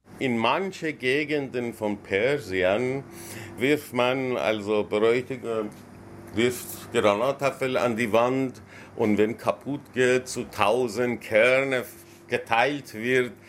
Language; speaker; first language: German; non-native, learner; Persian